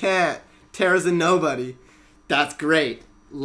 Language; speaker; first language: English; native; English